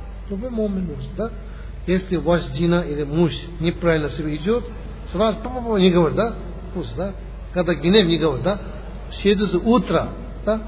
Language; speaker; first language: Russian; non-native, learner; Tibetan